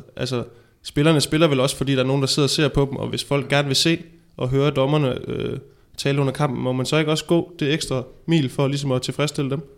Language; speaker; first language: Danish; native; Danish